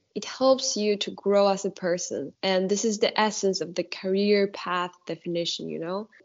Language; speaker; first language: English; non-native, fluent; Polish